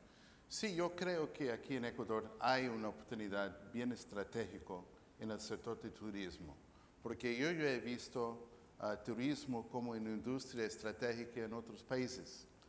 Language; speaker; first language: Spanish; non-native, fluent; English